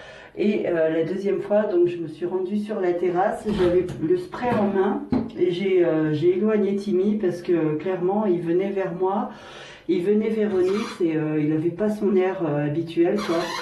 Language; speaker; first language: French; native; French